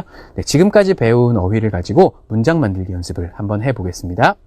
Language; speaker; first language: Korean; native; Korean